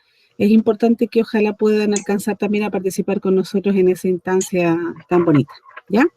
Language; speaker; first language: Spanish; native; Spanish